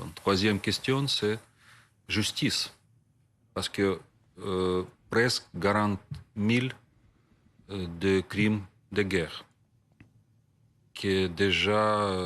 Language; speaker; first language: French; non-native, learner; Ukrainian